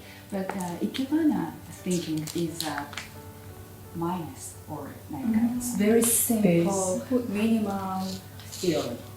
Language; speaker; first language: English; non-native, learner; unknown